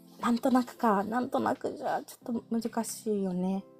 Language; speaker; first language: Japanese; non-native, fluent; Filipino